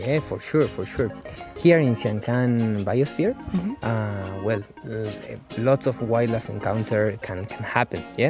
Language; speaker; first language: English; non-native, fluent; Spanish